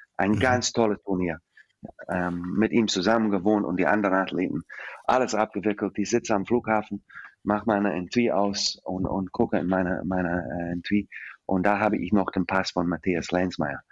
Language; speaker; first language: German; non-native, fluent; English